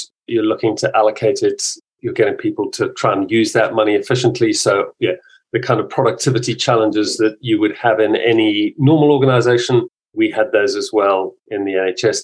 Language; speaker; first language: English; native; English